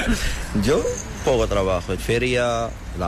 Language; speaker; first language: Spanish; non-native, learner; Arabic